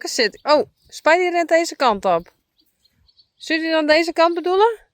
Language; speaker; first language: Dutch; native; Dutch